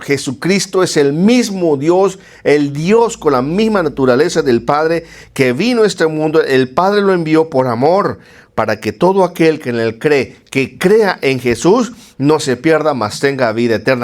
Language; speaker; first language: Spanish; native; Spanish